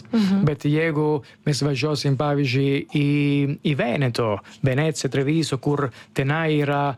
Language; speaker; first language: Lithuanian; non-native, learner; Italian